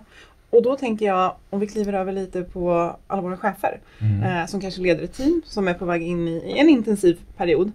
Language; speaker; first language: Swedish; native; Swedish